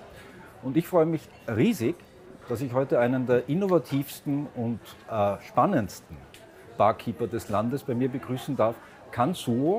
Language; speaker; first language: German; native; German